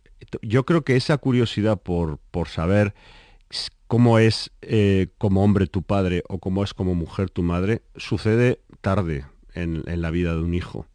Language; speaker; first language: Spanish; native; Spanish